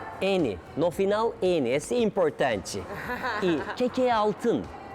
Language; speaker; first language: Portuguese; non-native, learner; Turkish